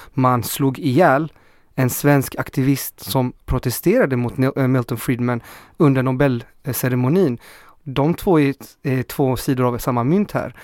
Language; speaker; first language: Swedish; early bilingual, other home language; Spanish